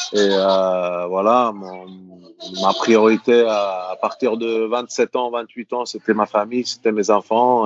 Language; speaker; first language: French; non-native, fluent; Greek